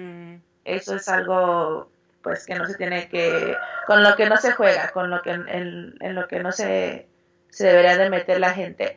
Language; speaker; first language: Spanish; early bilingual, heritage; Spanish